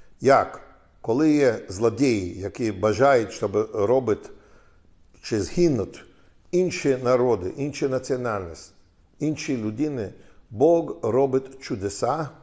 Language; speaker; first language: Ukrainian; non-native, fluent; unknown